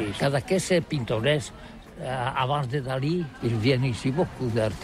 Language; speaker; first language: French; non-native, learner; Catalan